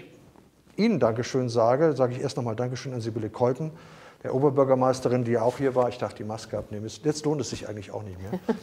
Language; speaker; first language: German; native; German